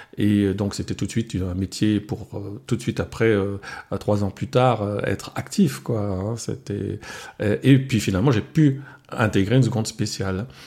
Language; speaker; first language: French; non-native, local second language; Swiss German